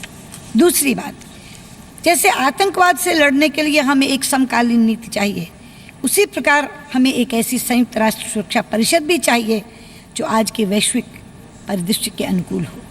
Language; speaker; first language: Hindi; native; Hindi